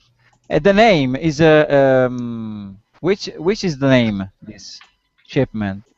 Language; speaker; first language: English; non-native, learner; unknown